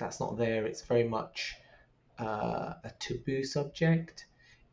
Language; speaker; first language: English; native; English